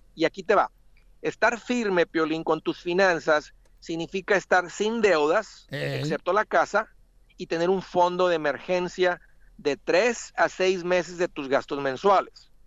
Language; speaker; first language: Spanish; native; Spanish